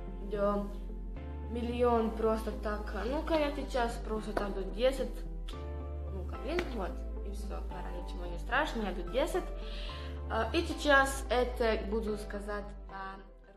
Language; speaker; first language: Russian; non-native, learner; Serbian